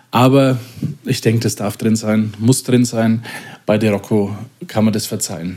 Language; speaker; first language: German; native; German